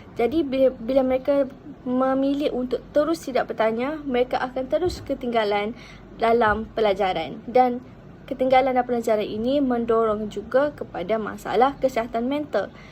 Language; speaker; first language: Malay; native; Malay